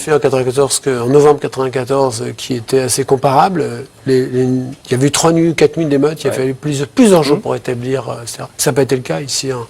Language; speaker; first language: French; native; French